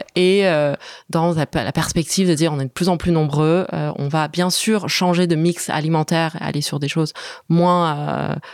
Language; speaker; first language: French; early bilingual, other home language; Chinese